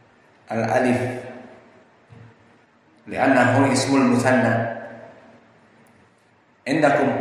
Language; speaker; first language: Arabic; non-native, fluent; Indonesian